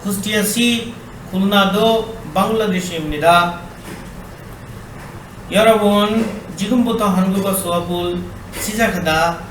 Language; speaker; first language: Korean; non-native, learner; Bangla